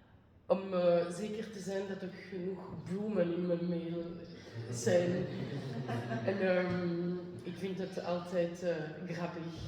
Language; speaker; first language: Dutch; non-native, local second language; French